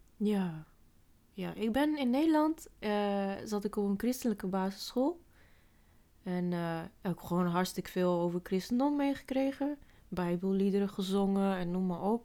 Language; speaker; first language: Dutch; early bilingual, other home language; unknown